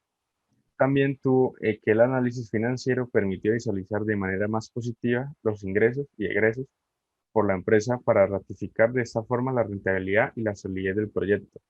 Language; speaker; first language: Spanish; native; Spanish